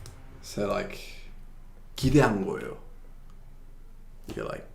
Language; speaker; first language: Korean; non-native, fluent; English